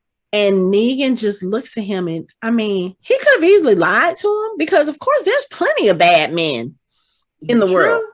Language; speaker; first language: English; native; English